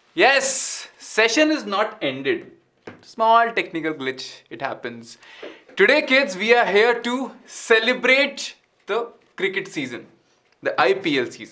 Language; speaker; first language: English; non-native, local second language; Hindi